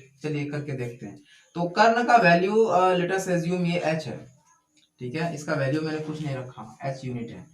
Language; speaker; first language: Hindi; native; Hindi